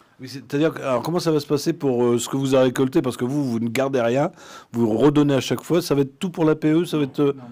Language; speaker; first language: French; native; French